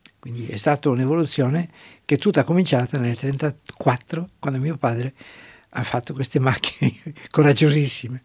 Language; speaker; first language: Italian; non-native, local second language; German